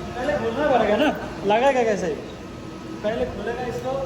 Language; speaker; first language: Hindi; non-native, local second language; Bangla